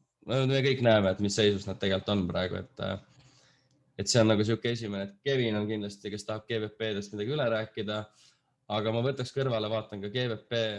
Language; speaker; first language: Estonian; native; Estonian